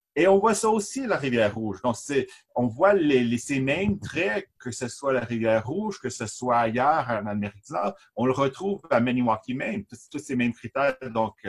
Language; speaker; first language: French; native; French